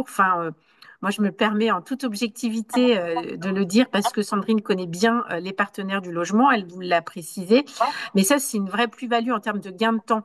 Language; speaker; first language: French; native; French